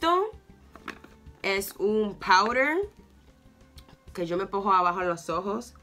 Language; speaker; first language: Spanish; early bilingual, heritage; English